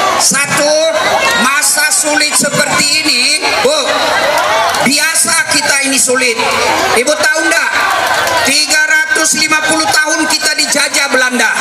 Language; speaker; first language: Indonesian; non-native, local second language; Buginese